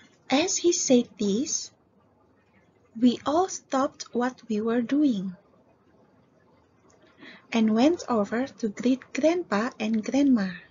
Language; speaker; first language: English; non-native, fluent; Indonesian